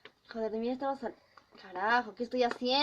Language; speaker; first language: Spanish; native; Spanish